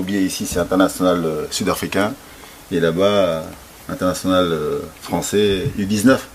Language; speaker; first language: French; native; French